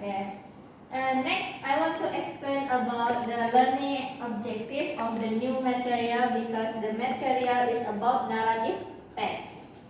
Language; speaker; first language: English; non-native, learner; Indonesian